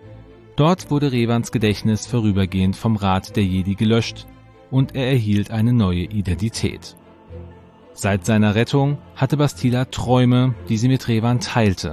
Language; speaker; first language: German; native; German